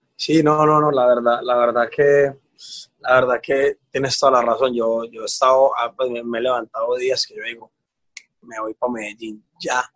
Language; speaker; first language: Spanish; native; Spanish